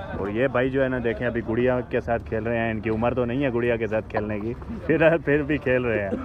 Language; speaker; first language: Urdu; native; Urdu